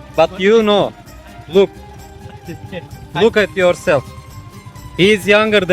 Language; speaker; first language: English; non-native, fluent; Turkish